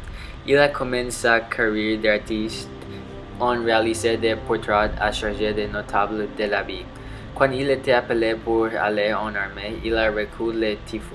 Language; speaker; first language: French; non-native, learner; English